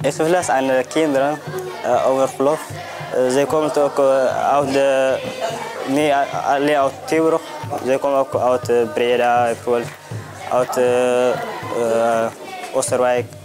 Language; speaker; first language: Dutch; non-native, learner; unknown